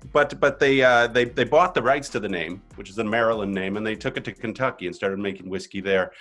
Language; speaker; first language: English; native; English